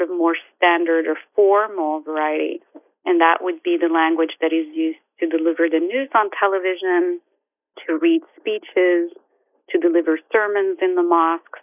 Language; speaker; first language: English; non-native, fluent; Arabic